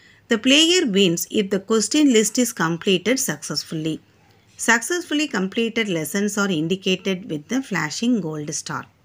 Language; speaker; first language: English; non-native, local second language; Tamil